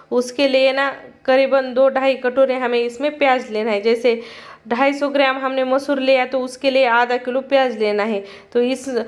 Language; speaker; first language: Hindi; non-native, local second language; Marathi